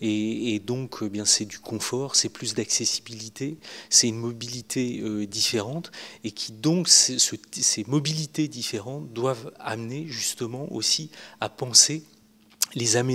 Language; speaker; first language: French; native; French